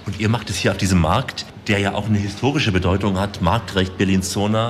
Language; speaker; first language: German; native; German